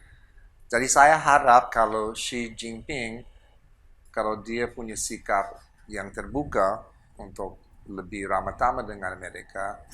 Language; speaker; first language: Indonesian; non-native, fluent; English